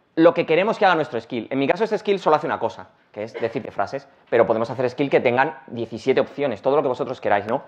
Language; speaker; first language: Spanish; native; Spanish